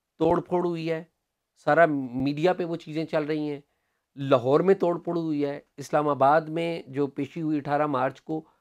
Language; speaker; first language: Urdu; non-native, local second language; Punjabi